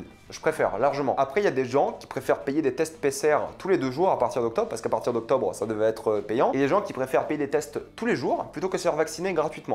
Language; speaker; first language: French; native; French